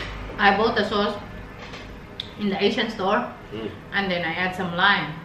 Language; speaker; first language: English; non-native, local second language; Filipino